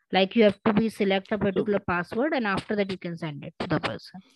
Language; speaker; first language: English; non-native, local second language; Hindi